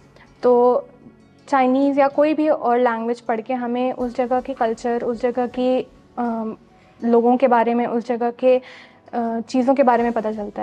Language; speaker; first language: Hindi; native; Hindi